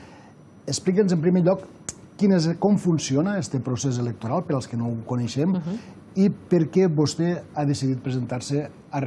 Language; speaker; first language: Catalan; native; Catalan